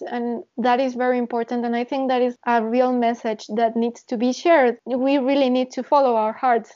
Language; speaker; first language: English; non-native, fluent; Spanish